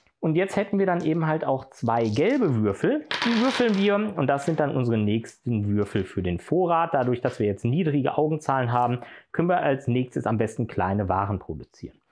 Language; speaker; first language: German; native; German